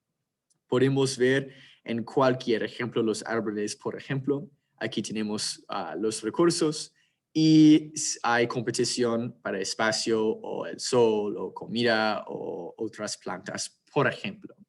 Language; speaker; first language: Spanish; non-native, fluent; English